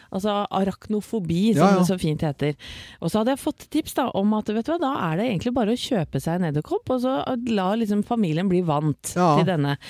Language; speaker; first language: Norwegian; native; Norwegian